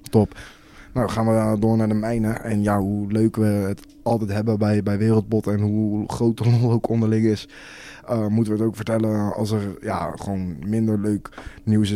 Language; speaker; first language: Dutch; native; Dutch